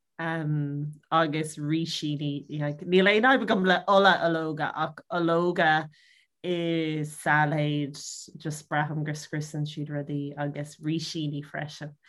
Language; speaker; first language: Irish; native; Irish